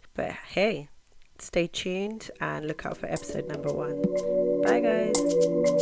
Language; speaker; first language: English; native; English